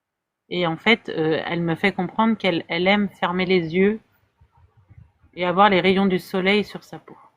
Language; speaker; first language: French; native; French